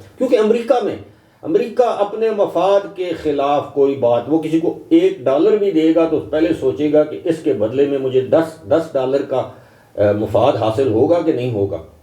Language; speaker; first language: Urdu; non-native, local second language; Northern Hindko